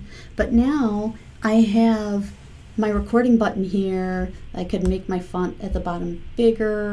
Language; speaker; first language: English; native; English